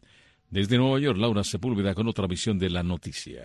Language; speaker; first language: Spanish; native; Spanish